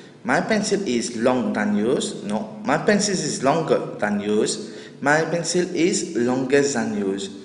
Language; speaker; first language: English; non-native, local second language; Morisyen